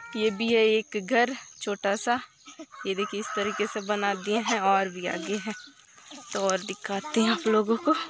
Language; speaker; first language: Hindi; native; Hindi